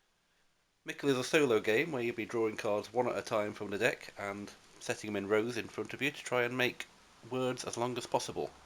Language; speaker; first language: English; native; English